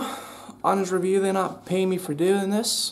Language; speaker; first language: English; non-native, fluent; Spanish